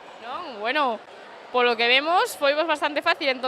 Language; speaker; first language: Galician; native; Galician